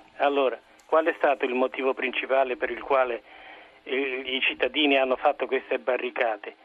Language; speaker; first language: Italian; native; Italian